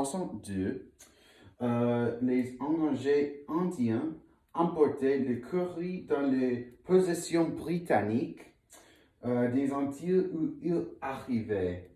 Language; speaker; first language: French; non-native, learner; English